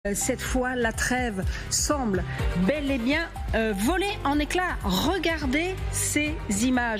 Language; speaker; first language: French; native; French